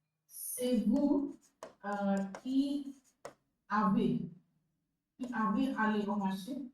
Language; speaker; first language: French; non-native, learner; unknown